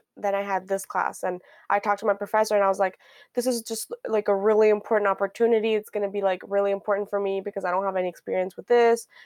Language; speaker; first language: English; native; English